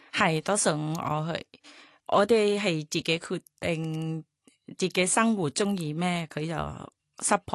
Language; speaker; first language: Cantonese; non-native, learner; Thai